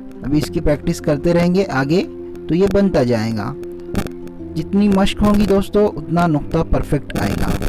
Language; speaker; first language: Urdu; native; Urdu